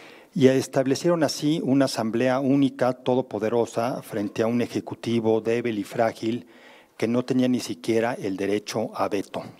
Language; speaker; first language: Spanish; native; Spanish